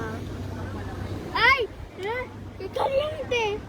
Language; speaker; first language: Spanish; early bilingual, other home language; Filipino